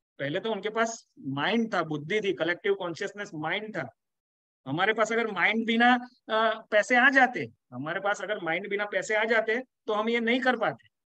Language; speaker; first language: Hindi; non-native, local second language; Gujarati